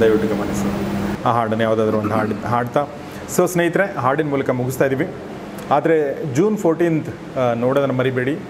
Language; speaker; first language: Kannada; native; Kannada